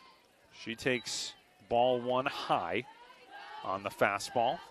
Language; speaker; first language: English; native; English